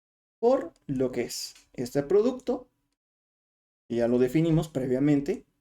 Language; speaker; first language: Spanish; native; Spanish